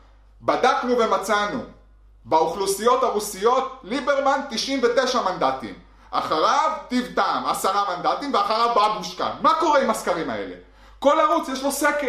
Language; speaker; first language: Hebrew; native; Hebrew